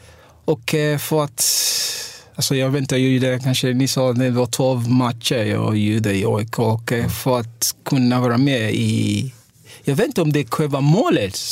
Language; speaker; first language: Swedish; non-native, fluent; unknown